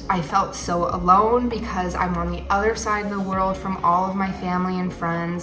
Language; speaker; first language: English; native; English